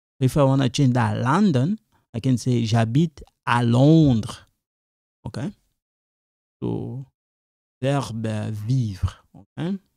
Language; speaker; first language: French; non-native, local second language; Lingala